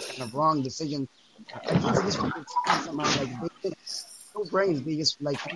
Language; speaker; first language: English; non-native, fluent; Persian